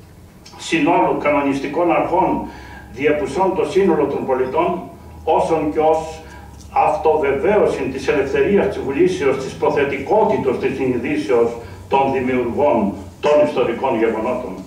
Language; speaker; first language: Greek; native; Greek